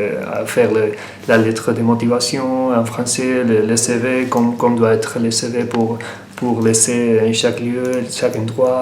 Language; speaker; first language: French; non-native, learner; Spanish